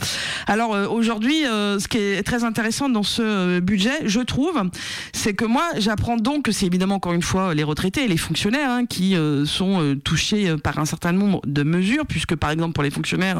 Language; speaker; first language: French; native; French